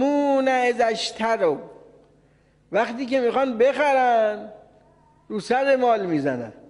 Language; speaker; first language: Persian; native; Persian